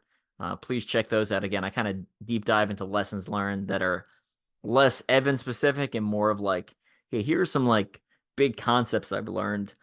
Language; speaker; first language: English; native; English